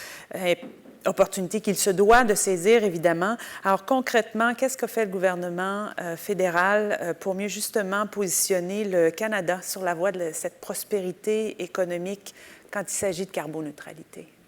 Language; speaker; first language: French; native; French